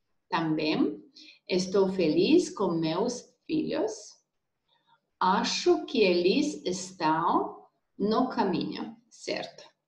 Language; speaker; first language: Portuguese; non-native, learner; Serbian